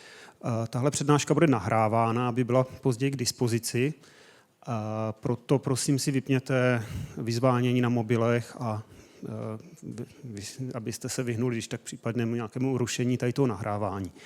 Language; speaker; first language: Czech; native; Czech